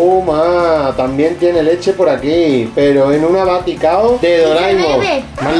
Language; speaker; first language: Spanish; native; Spanish